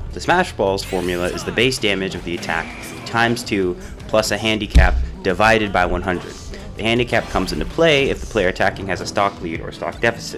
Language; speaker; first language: English; native; English